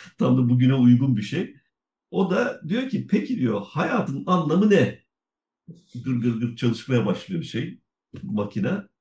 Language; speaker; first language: Turkish; native; Turkish